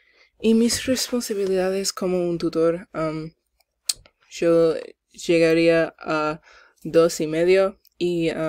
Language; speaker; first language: Spanish; non-native, learner; English